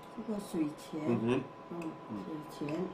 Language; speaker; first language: Chinese; non-native, local second language; Min Nan Chinese